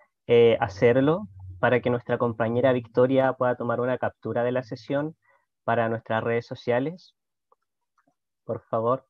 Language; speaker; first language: Spanish; native; Spanish